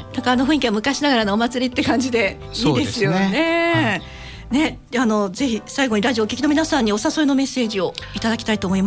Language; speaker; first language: Japanese; native; Japanese